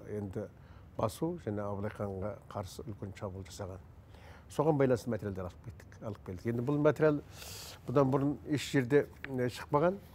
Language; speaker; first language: Kazakh; native; Kazakh